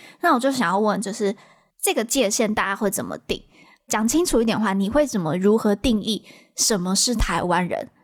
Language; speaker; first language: Chinese; native; Chinese